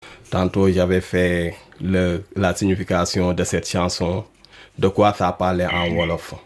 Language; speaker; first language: French; non-native, local second language; Wolof